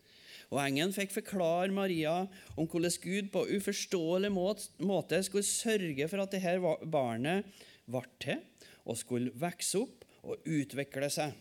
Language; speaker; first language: Norwegian; native; Norwegian